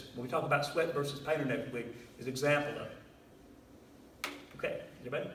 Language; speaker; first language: English; native; English